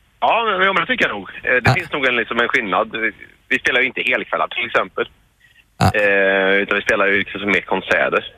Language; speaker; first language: Swedish; native; Swedish